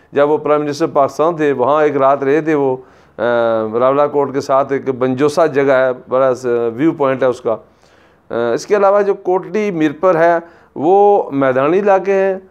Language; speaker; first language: Urdu; non-native, local second language; Punjabi